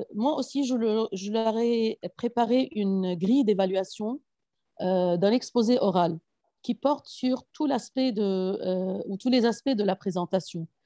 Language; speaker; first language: French; non-native, local second language; Arabic